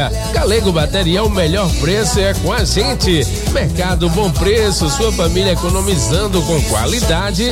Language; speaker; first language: Portuguese; native; Portuguese